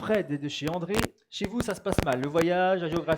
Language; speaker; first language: French; native; French